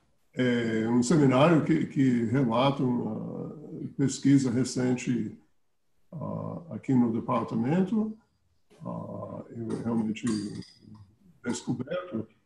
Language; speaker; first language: Portuguese; non-native, fluent; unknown